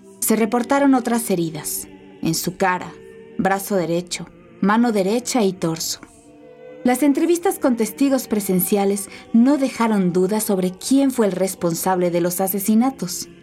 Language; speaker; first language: Spanish; native; Spanish